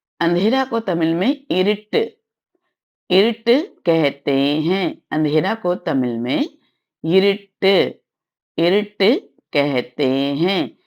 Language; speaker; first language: Hindi; non-native, local second language; Tamil